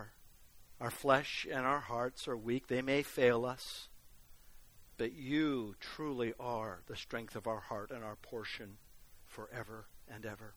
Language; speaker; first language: English; native; English